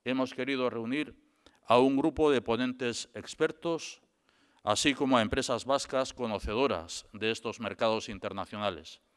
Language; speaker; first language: Spanish; native; Spanish